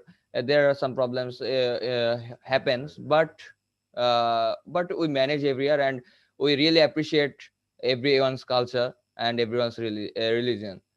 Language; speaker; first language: English; non-native, local second language; Bangla